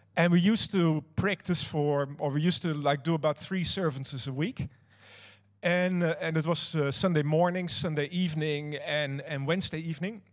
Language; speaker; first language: English; non-native, fluent; Dutch